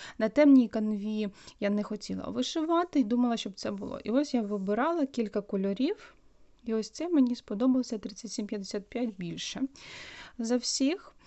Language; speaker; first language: Ukrainian; non-native, local second language; Russian